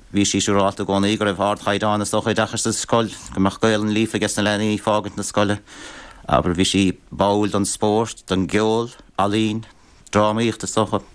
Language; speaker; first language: Irish; native; Irish